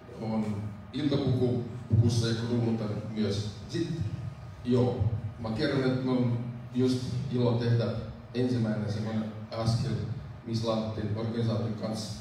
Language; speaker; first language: Finnish; non-native, fluent; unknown